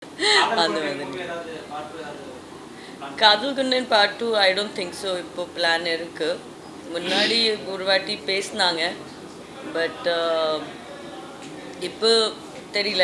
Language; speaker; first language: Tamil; non-native, fluent; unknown